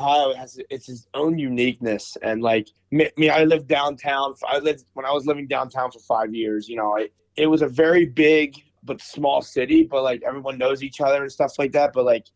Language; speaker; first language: English; native; English